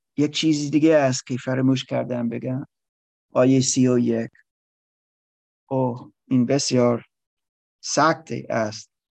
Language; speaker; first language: Persian; non-native, learner; English